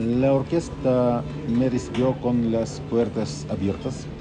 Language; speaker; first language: Spanish; non-native, learner; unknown